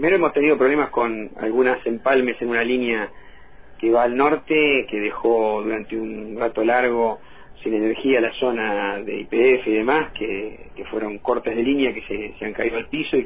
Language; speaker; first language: Spanish; native; Spanish